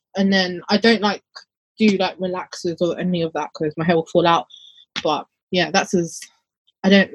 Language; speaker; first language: English; native; English